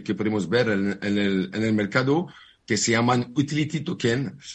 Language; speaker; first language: Spanish; non-native, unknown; French